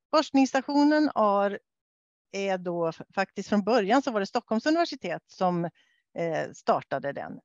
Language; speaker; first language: Swedish; native; Swedish